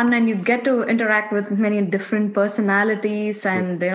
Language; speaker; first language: English; non-native, local second language; Kannada